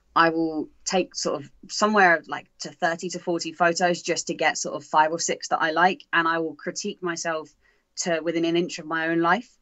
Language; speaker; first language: English; native; English